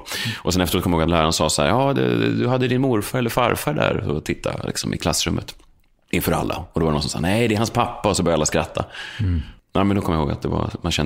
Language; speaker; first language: Swedish; native; Swedish